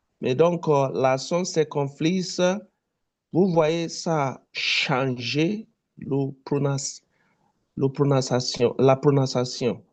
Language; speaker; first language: French; non-native, fluent; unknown